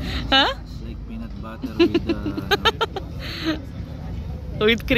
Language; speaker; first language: English; non-native, local second language; Filipino